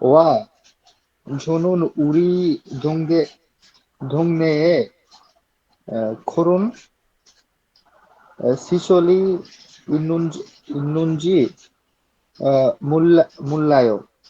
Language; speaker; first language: Korean; non-native, learner; Bangla